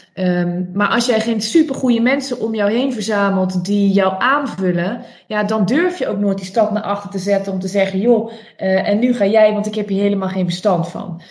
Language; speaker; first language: Dutch; native; Dutch